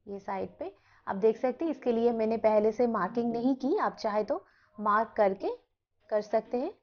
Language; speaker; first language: Hindi; non-native, local second language; Bangla